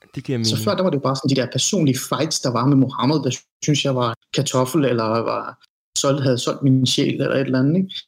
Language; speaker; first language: Danish; early bilingual, other home language; Persian